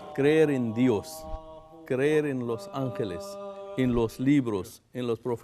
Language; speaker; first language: Spanish; non-native, fluent; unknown